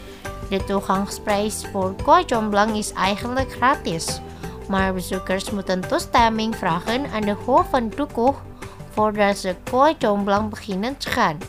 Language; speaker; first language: Dutch; non-native, fluent; Indonesian